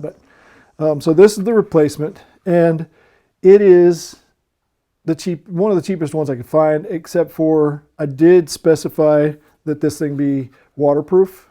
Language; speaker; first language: English; native; English